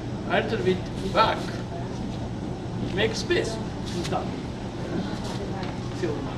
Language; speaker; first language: English; non-native, learner; Japanese